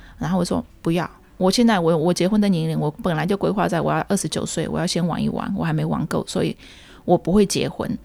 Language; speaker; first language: Chinese; early bilingual, heritage; Chinese